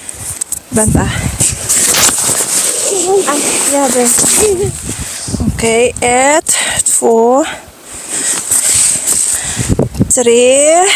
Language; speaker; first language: Swedish; non-native, learner; Filipino